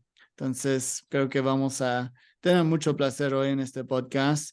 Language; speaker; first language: Spanish; non-native, learner; English